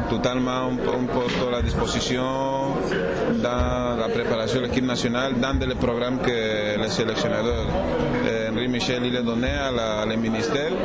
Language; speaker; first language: French; non-native, learner; Spanish